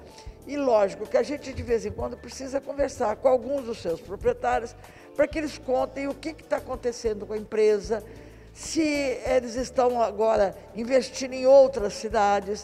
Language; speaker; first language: Portuguese; native; Portuguese